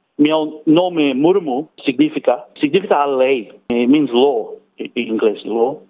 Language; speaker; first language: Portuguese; non-native, learner; English